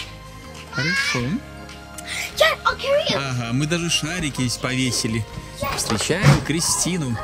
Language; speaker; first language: Russian; native; Russian